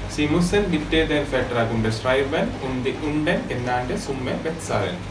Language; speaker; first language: German; non-native, learner; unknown